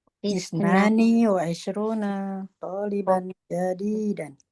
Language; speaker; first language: Arabic; non-native, learner; Indonesian